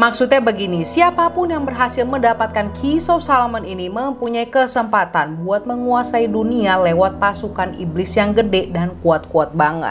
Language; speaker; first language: Indonesian; native; Indonesian